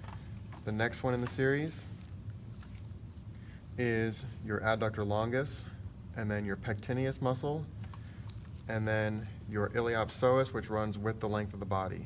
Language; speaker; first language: English; native; English